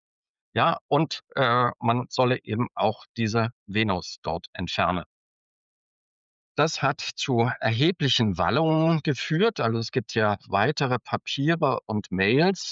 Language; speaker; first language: German; native; German